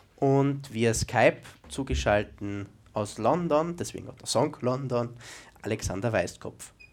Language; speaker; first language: German; native; German